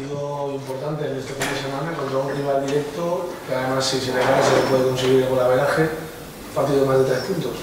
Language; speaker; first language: Spanish; native; Spanish